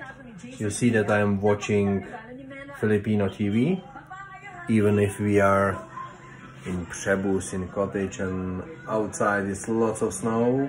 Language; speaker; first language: English; non-native, fluent; Czech